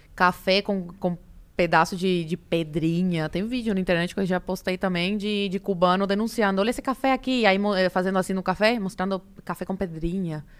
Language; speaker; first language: Portuguese; early bilingual, other home language; Spanish